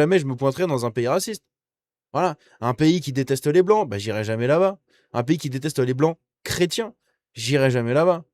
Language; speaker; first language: French; native; French